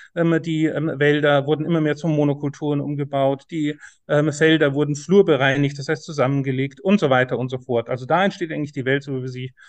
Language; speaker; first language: German; native; German